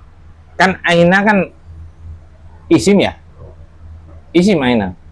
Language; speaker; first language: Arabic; non-native, fluent; Indonesian